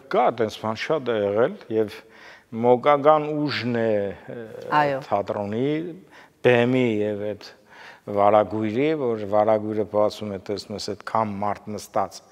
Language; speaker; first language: Armenian; native; Armenian